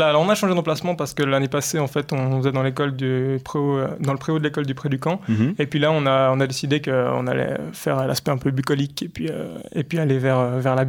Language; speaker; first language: French; native; French